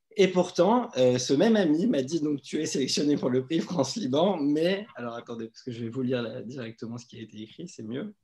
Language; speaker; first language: French; native; French